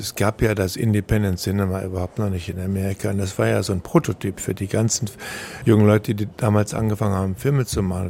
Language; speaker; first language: German; native; German